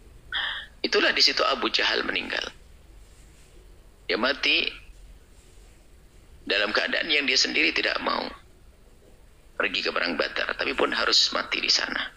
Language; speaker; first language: Indonesian; native; Indonesian